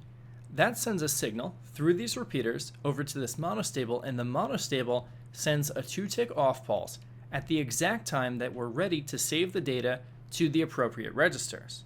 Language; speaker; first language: English; native; English